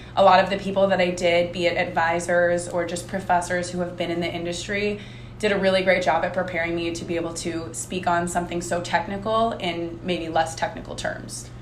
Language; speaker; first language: English; native; English